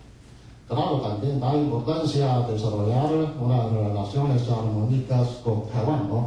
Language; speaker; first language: Spanish; non-native, fluent; Chinese